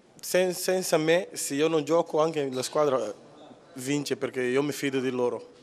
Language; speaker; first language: Italian; non-native, fluent; Portuguese